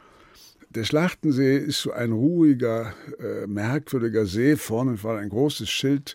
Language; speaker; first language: German; native; German